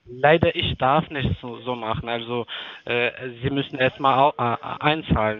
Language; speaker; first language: German; non-native, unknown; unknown